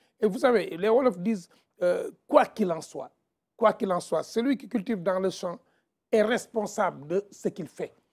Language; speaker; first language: French; non-native, local second language; Wolof